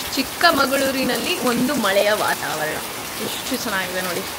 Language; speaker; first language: Kannada; non-native, local second language; Konkani